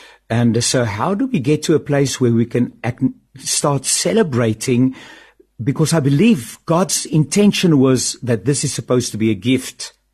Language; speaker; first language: English; non-native, local second language; Afrikaans